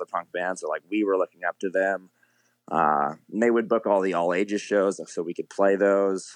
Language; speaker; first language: English; native; English